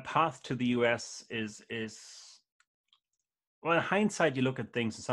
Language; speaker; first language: English; non-native, fluent; German